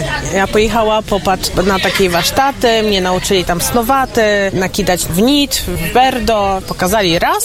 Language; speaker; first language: Polish; non-native, local second language; Ukrainian